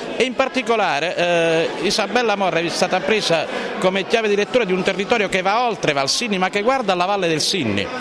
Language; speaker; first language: Italian; native; Italian